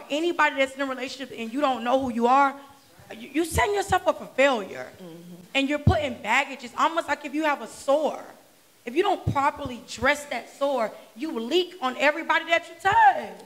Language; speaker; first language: English; native; English